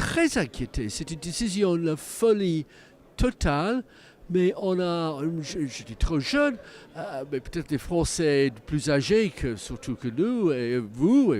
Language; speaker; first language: French; non-native, fluent; English